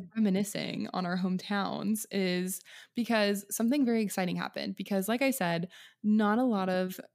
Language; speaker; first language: English; native; English